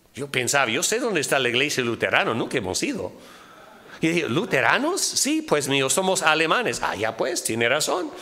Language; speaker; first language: Spanish; non-native, fluent; English